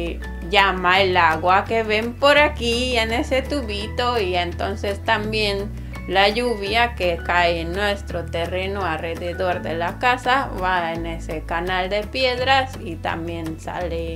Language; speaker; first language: Spanish; non-native, fluent; Hungarian